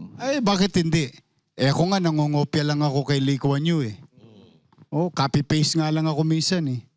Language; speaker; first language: Filipino; native; Filipino